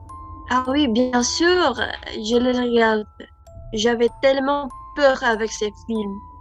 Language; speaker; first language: French; non-native, learner; Indonesian